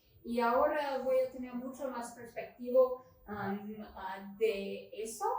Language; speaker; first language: Spanish; non-native, learner; English